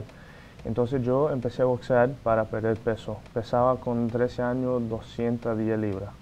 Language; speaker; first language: Spanish; non-native, fluent; Portuguese